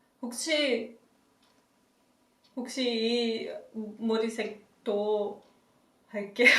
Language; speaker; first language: Korean; non-native, learner; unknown